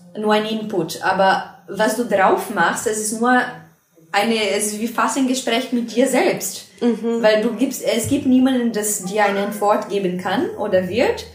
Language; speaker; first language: German; non-native, fluent; Portuguese